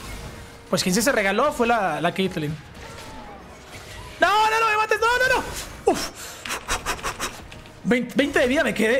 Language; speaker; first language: Spanish; native; Spanish